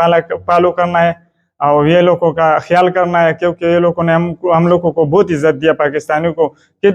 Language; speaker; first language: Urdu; non-native, local second language; Pashto